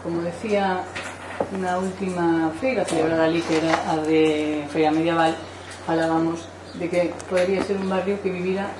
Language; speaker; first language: Spanish; native; Spanish